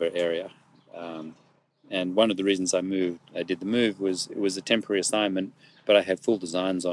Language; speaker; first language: English; native; English